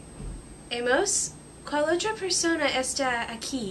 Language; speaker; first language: Spanish; non-native, learner; English